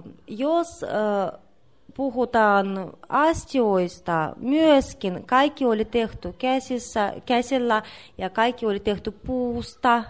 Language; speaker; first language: Finnish; non-native, learner; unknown